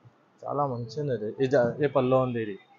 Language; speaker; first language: Telugu; non-native, local second language; Urdu